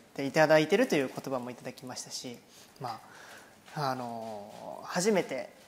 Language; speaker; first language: Japanese; native; Japanese